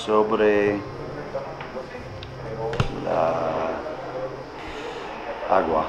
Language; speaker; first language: Spanish; non-native, learner; English